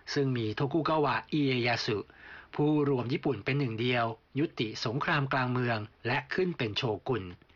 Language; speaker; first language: Thai; native; Thai